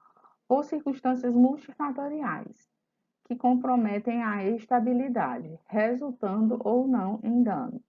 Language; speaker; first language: Portuguese; native; Portuguese